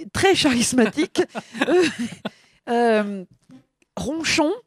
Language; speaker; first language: French; native; French